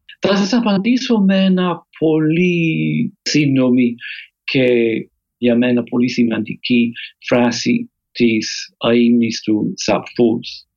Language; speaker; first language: Greek; non-native, fluent; English